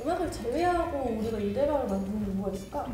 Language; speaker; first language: Korean; native; Korean